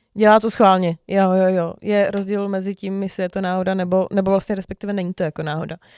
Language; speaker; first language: Czech; native; Czech